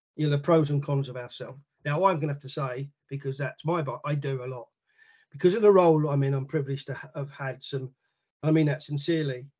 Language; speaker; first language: English; native; English